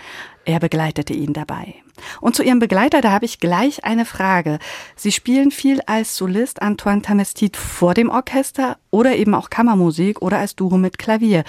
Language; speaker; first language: German; native; German